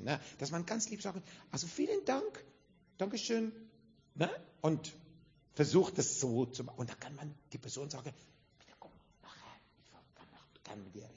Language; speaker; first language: German; non-native, fluent; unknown